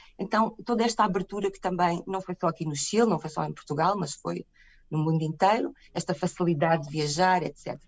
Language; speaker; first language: Portuguese; native; Portuguese